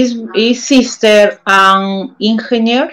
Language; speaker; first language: English; non-native, learner; Spanish